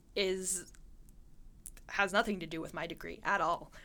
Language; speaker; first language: English; native; English